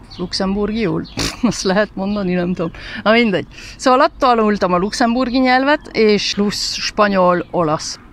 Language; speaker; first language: Hungarian; early bilingual, heritage; Hungarian